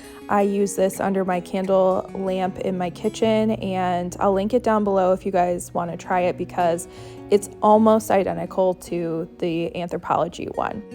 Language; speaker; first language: English; native; English